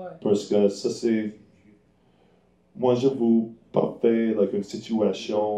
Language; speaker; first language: French; non-native, learner; English